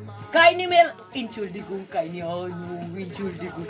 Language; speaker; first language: German; non-native, learner; Filipino